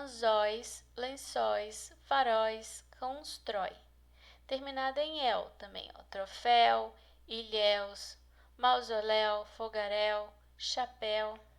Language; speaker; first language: Portuguese; native; Portuguese